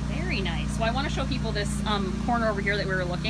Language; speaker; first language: English; native; English